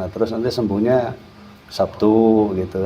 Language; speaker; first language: Indonesian; native; Indonesian